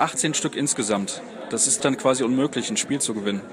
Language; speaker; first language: German; native; German